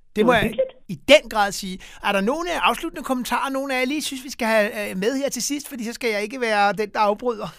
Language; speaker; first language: Danish; native; Danish